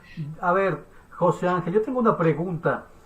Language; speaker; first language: Spanish; native; Spanish